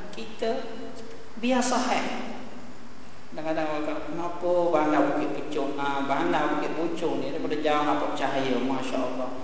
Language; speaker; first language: Malay; early bilingual, heritage; Arabic